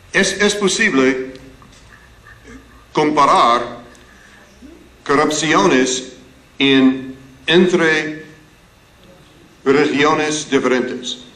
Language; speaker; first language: Spanish; non-native, learner; English